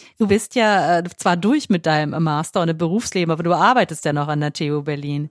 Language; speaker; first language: German; native; German